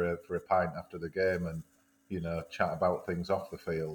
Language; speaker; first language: English; native; English